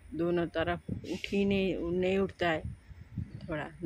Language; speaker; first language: Hindi; non-native, local second language; Nepali